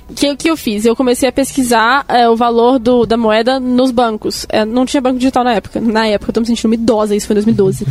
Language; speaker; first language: Portuguese; native; Portuguese